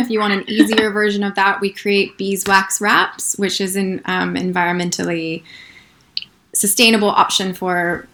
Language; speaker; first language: English; native; English